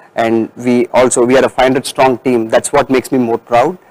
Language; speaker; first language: English; non-native, local second language; Tamil